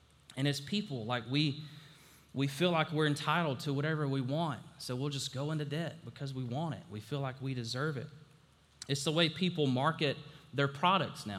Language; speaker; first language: English; native; English